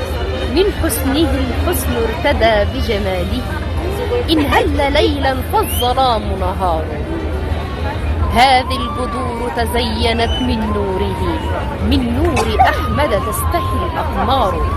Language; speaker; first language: Arabic; native; Arabic